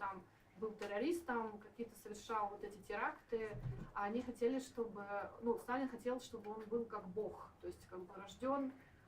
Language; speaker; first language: Russian; native; Russian